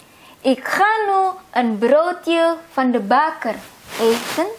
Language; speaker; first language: Dutch; non-native, fluent; Indonesian